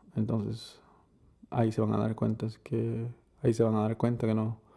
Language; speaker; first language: Spanish; non-native, learner; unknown